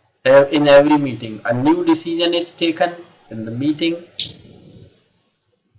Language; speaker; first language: English; non-native, local second language; Hindi